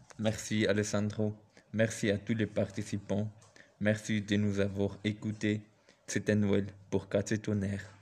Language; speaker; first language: French; non-native, learner; German